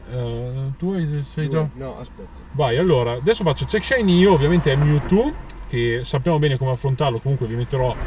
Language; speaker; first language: Italian; native; Italian